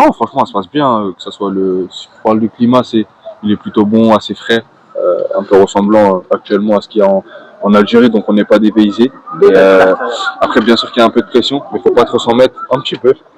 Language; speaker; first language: French; native; French